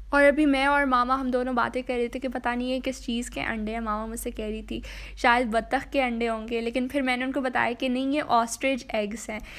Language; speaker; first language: Urdu; native; Urdu